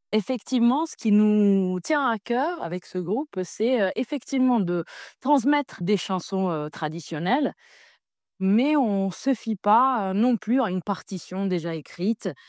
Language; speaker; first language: French; non-native, fluent; Italian